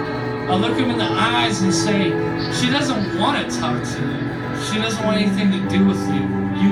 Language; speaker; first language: English; native; English